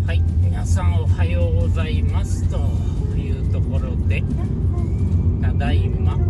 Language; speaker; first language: Japanese; native; Japanese